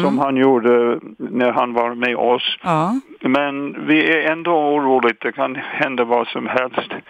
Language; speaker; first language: Swedish; non-native, fluent; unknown